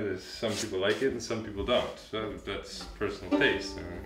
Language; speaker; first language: English; native; English